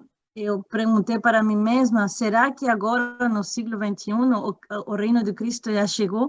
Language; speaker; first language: Portuguese; non-native, fluent; Spanish